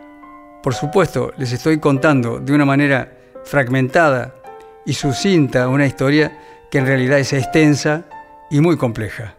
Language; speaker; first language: Spanish; native; Spanish